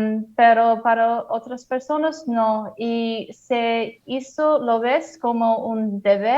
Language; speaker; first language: Spanish; non-native, fluent; English